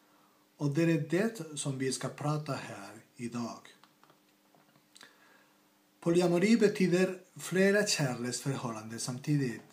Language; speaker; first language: Swedish; non-native, fluent; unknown